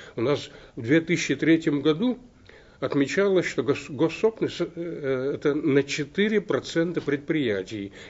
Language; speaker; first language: Russian; native; Russian